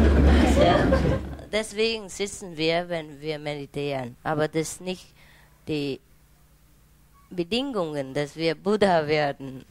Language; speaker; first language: German; non-native, learner; Vietnamese